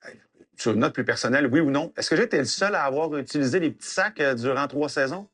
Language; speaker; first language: French; native; French